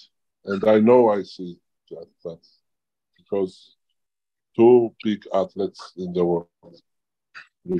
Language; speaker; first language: English; non-native, learner; Georgian